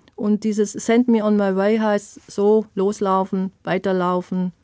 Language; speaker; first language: German; native; German